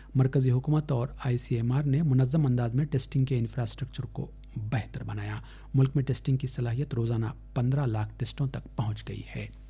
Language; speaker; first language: Urdu; native; Urdu